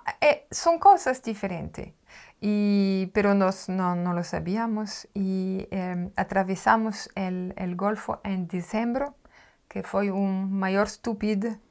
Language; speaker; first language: Spanish; non-native, learner; French